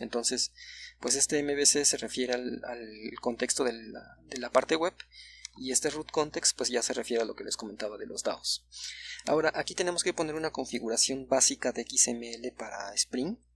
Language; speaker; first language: Spanish; native; Spanish